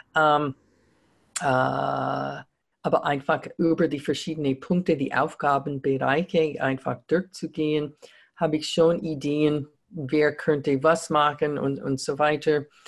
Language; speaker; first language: German; non-native, fluent; English